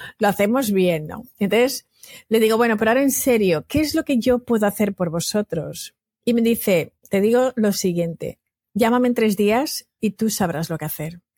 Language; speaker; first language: Spanish; native; Spanish